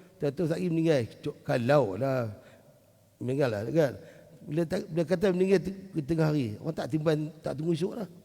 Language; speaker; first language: Malay; native; Malay